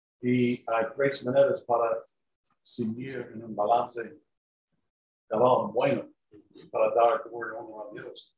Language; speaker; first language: Spanish; non-native, learner; English